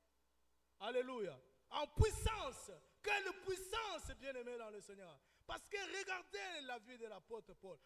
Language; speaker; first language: French; non-native, local second language; Lingala